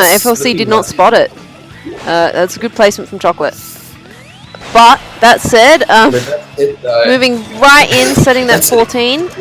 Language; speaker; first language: English; native; English